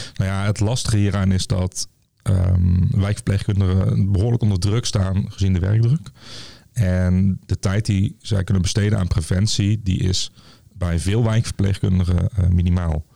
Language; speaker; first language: Dutch; native; Dutch